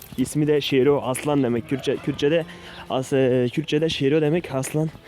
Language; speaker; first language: Turkish; non-native, local second language; Kurdish